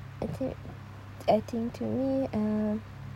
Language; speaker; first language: English; non-native, learner; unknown